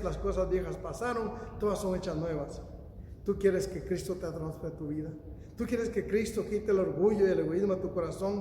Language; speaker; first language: Spanish; native; Spanish